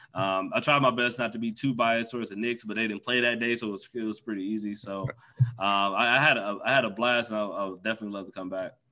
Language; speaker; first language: English; native; English